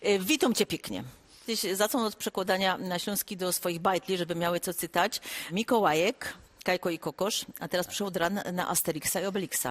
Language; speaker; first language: Polish; native; Polish